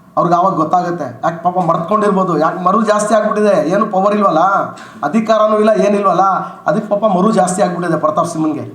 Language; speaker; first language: Kannada; non-native, local second language; Urdu